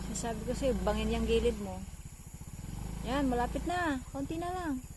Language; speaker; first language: Filipino; non-native, local second language; Bikol